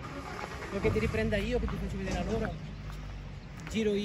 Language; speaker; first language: Italian; native; Italian